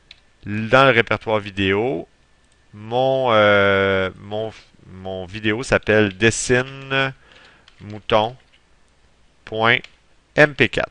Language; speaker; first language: French; native; French